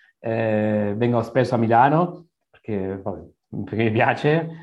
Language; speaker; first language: Italian; non-native, learner; Spanish